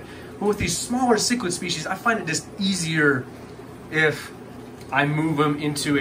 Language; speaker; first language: English; native; English